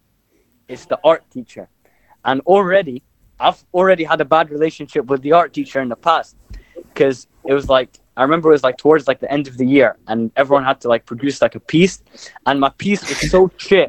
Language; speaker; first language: English; native; English